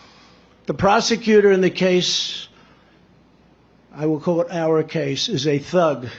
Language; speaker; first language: English; native; English